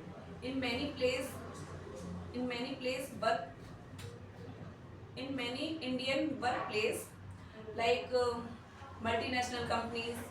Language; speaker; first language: English; non-native, learner; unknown